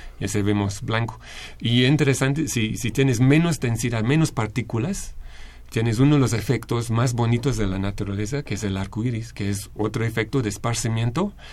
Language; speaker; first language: Spanish; non-native, fluent; English